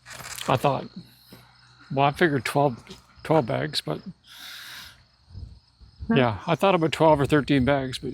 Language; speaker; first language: English; native; English